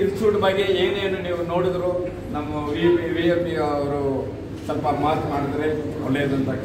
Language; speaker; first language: Kannada; non-native, local second language; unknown